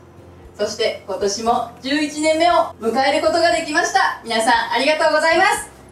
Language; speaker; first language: Japanese; native; Japanese